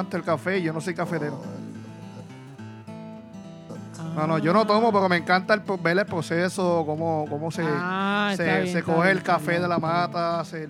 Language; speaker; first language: Spanish; native; Spanish